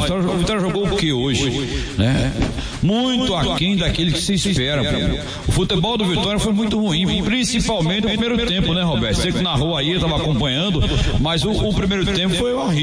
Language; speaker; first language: Portuguese; native; Portuguese